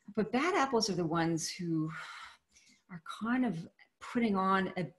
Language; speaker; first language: English; native; English